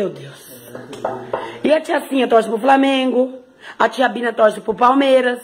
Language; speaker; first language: Portuguese; native; Portuguese